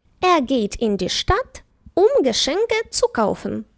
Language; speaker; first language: German; non-native, fluent; Ukrainian